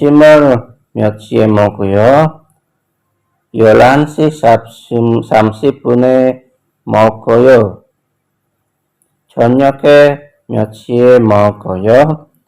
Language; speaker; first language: Korean; non-native, fluent; Indonesian